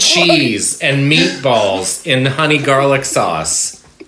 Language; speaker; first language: English; native; English